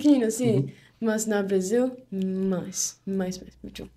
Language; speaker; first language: Portuguese; non-native, learner; English